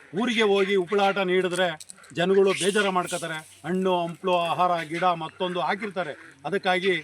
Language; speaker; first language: Kannada; native; Kannada